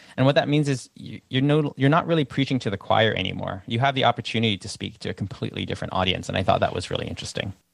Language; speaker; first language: English; native; English